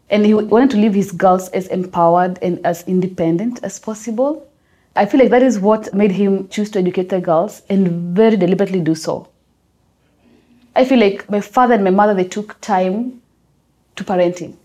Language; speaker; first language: English; non-native, local second language; Kamba